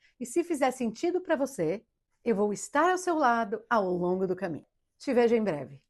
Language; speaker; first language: Portuguese; early bilingual, heritage; Portuguese